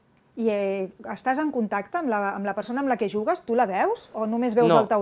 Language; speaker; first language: Catalan; native; Catalan